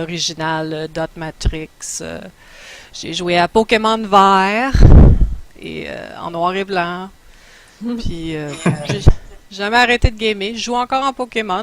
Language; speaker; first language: French; native; French